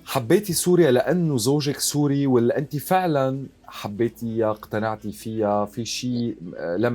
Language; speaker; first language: Arabic; native; Arabic